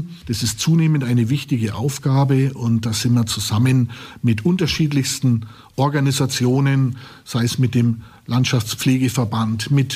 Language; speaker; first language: German; native; German